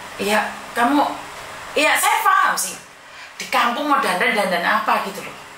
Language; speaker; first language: Indonesian; non-native, local second language; Javanese